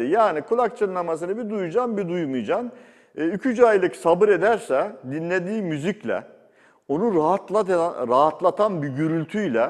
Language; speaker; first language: Turkish; native; Turkish